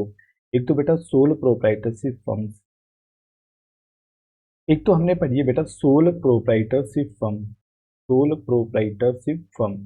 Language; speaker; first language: Hindi; native; Hindi